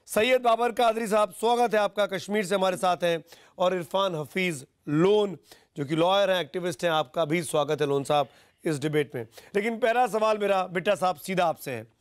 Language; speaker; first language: Hindi; native; Hindi